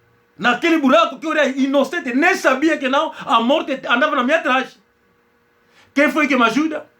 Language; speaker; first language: Portuguese; non-native, local second language; Kongo